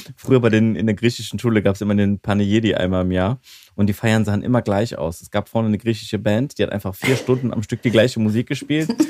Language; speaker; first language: German; early bilingual, other home language; Greek